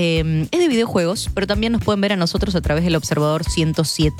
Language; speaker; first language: Spanish; native; Spanish